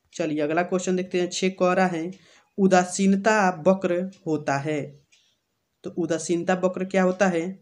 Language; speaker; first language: Hindi; native; Hindi